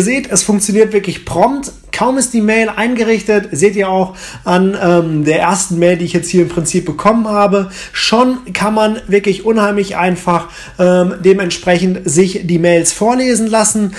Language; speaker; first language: German; native; German